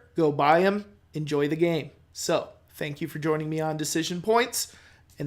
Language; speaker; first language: English; native; English